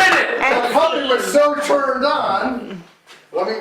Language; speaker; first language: English; native; English